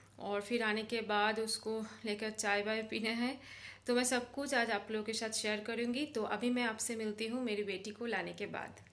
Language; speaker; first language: Hindi; non-native, local second language; Bangla